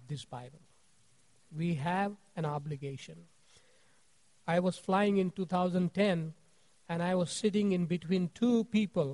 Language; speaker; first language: English; non-native, local second language; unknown